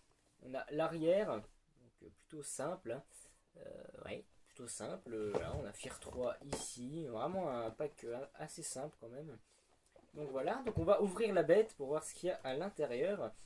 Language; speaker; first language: French; native; French